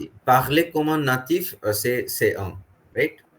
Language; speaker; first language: French; non-native, fluent; Hindi